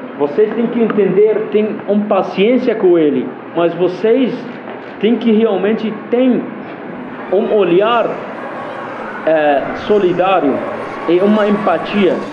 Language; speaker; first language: Portuguese; non-native, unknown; Arabic